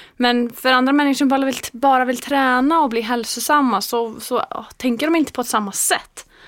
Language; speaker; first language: Swedish; non-native, fluent; Icelandic